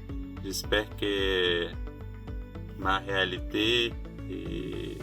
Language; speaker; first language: French; non-native, fluent; Portuguese